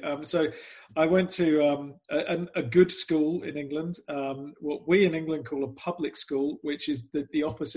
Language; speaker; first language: English; native; English